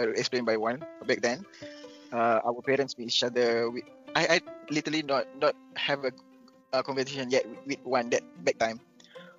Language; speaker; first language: English; non-native, local second language; Malay